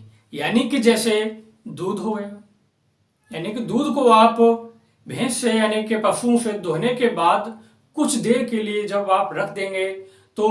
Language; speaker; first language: Hindi; native; Hindi